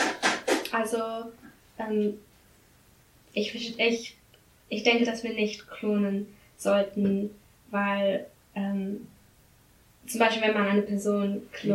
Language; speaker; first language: German; non-native, learner; English